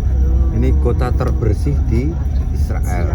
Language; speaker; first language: Indonesian; non-native, local second language; Javanese